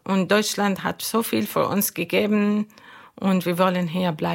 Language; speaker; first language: German; non-native, learner; Arabic